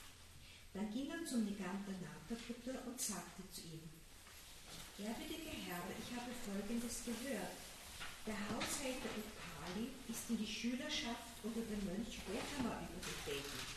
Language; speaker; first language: German; native; German